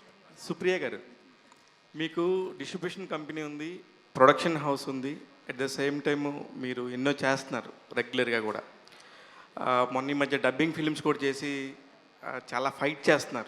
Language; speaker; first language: Telugu; native; Telugu